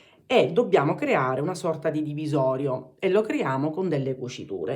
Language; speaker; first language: Italian; native; Italian